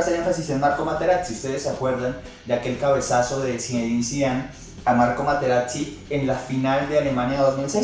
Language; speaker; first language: Spanish; native; Spanish